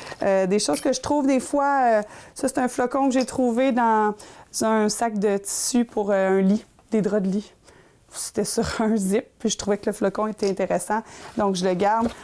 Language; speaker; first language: French; native; French